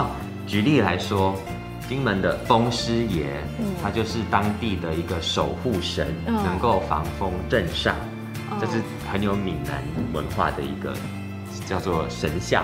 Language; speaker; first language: Chinese; native; Chinese